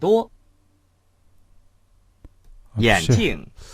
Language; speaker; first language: Chinese; non-native, learner; Mongolian